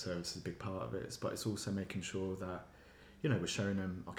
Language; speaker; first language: English; native; English